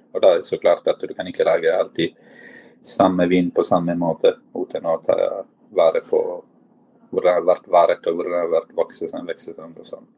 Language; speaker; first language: Norwegian; non-native, fluent; Italian